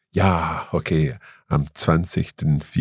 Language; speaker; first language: German; non-native, learner; English